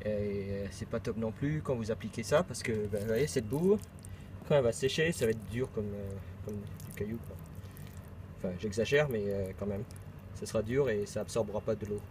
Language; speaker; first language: French; native; French